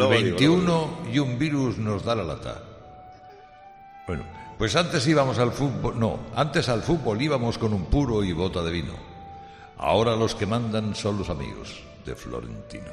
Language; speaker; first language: Spanish; native; Spanish